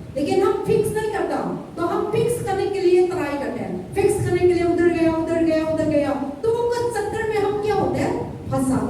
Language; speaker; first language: Hindi; non-native, local second language; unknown